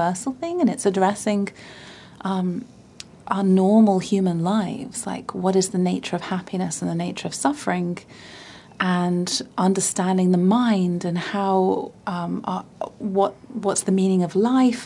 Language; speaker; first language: English; native; English